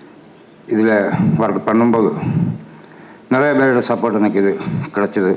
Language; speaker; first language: Tamil; non-native, learner; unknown